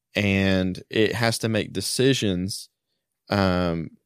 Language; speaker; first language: English; early bilingual, other home language; German